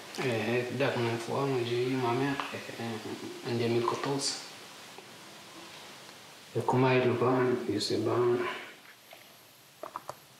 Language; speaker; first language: French; non-native, learner; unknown